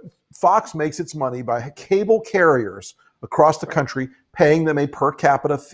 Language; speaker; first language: English; native; English